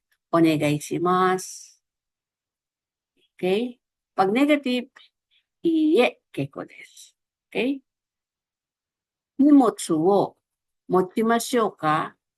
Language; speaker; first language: Japanese; non-native, fluent; Filipino